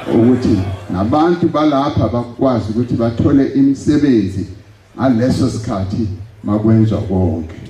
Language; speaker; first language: Zulu; non-native, local second language; Venda